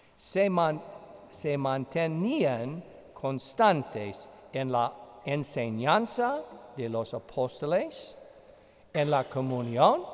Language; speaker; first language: Spanish; non-native, fluent; English